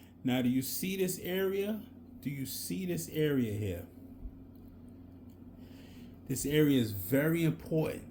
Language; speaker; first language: English; native; English